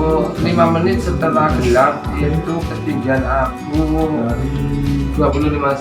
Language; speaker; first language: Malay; non-native, local second language; Javanese